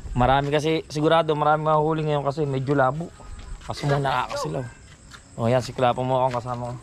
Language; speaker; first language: Filipino; native; Filipino